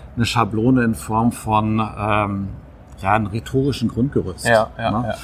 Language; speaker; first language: German; native; German